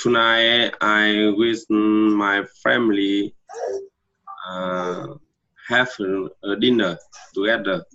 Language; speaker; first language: English; non-native, learner; Vietnamese